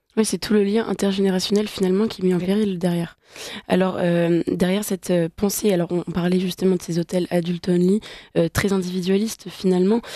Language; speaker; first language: French; native; French